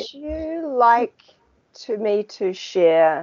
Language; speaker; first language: English; native; English